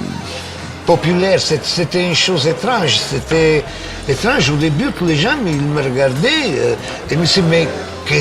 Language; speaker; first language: French; non-native, fluent; Italian